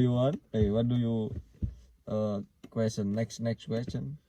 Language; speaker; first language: English; non-native, learner; Indonesian